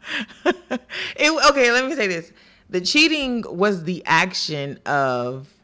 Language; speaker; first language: English; native; English